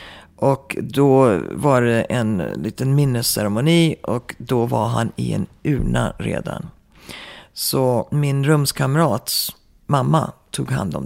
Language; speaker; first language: Swedish; early bilingual, heritage; Swedish